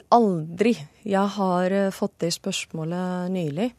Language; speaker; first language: Norwegian; non-native, fluent; Arabic